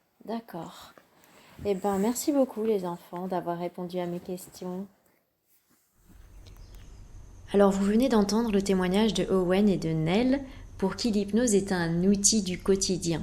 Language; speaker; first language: French; native; French